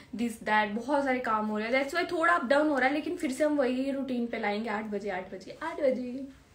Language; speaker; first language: Hindi; native; Hindi